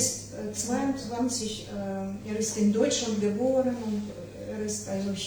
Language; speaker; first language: German; non-native, learner; Ukrainian